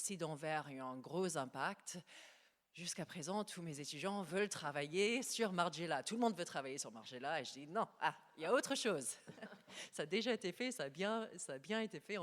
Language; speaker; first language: French; non-native, fluent; English